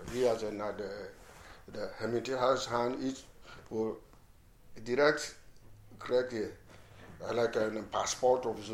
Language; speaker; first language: Dutch; non-native, learner; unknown